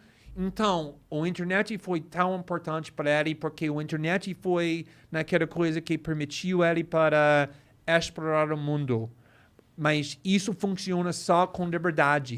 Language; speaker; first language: Portuguese; non-native, fluent; English